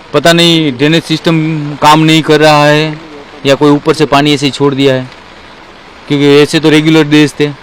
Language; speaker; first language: Hindi; non-native, local second language; Marathi